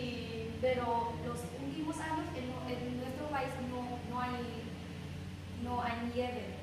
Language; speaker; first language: Spanish; non-native, learner; Vietnamese